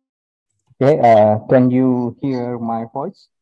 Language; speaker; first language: English; non-native, learner; Indonesian